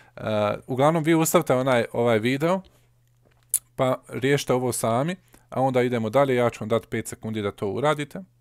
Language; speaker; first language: Bosnian; early bilingual, heritage; Bosnian